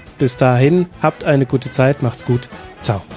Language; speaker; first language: German; native; German